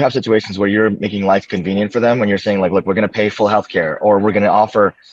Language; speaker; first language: English; native; English